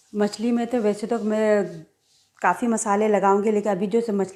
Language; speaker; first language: Urdu; native; Urdu